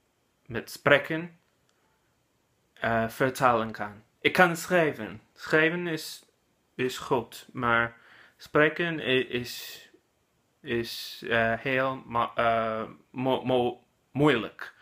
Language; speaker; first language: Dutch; non-native, learner; English